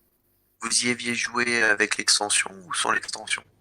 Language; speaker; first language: French; native; French